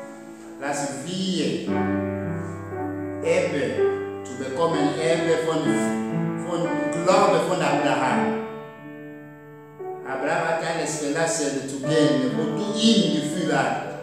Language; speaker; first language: German; non-native, learner; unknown